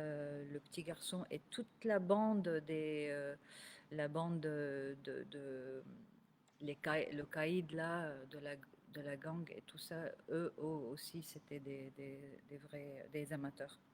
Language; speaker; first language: French; non-native, local second language; Arabic